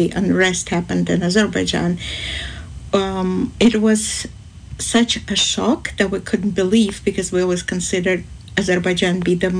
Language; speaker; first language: English; non-native, fluent; Azerbaijani